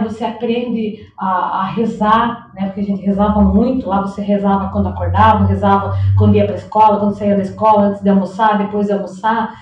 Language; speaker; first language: Portuguese; native; Portuguese